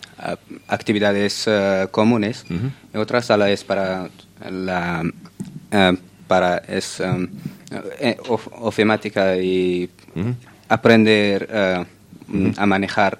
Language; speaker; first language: Spanish; non-native, fluent; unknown